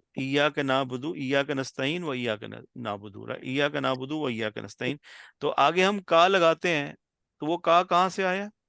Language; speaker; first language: Urdu; native; Urdu